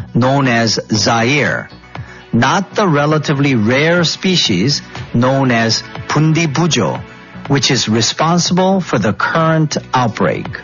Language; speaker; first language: English; non-native, fluent; Korean